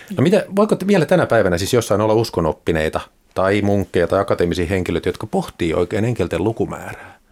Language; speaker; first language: Finnish; native; Finnish